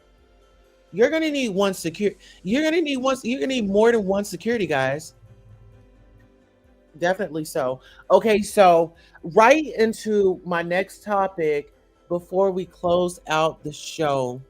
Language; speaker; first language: English; native; English